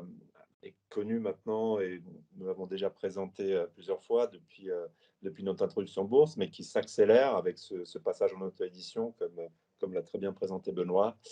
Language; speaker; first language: French; native; French